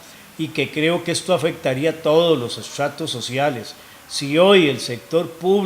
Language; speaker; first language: Spanish; native; Spanish